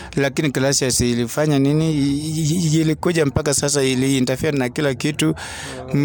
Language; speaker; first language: Swahili; non-native, local second language; Luo (Kenya and Tanzania)